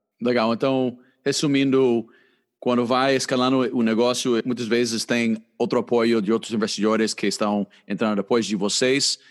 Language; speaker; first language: Portuguese; native; Portuguese